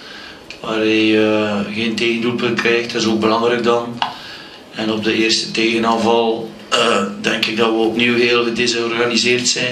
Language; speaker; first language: Dutch; native; Dutch